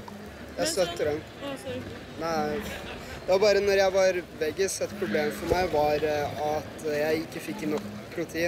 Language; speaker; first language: Norwegian; native; Norwegian